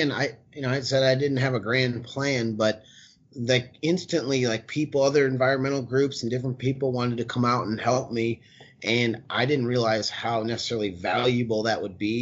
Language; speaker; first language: English; native; English